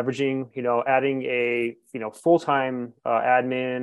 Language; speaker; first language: English; native; English